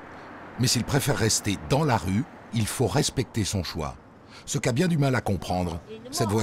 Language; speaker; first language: French; native; French